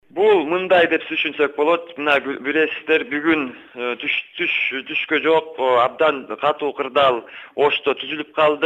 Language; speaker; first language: Kyrgyz; native; Kyrgyz